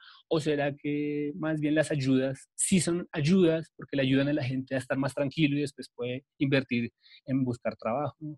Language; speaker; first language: Spanish; native; Spanish